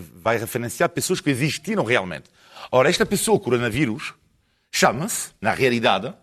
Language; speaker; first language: Portuguese; non-native, fluent; French